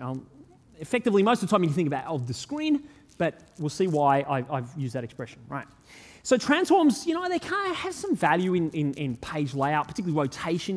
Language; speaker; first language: English; native; English